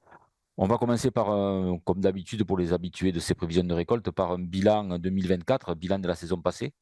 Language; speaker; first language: French; native; French